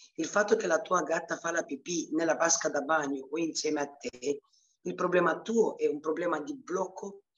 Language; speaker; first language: Italian; early bilingual, other home language; Romanian